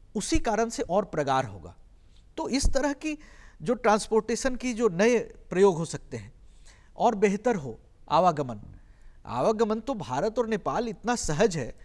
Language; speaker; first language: Hindi; native; Hindi